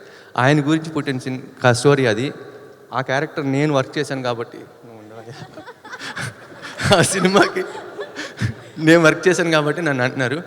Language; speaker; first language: Telugu; native; Telugu